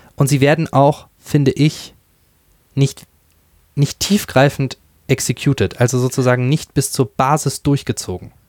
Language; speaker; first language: German; native; German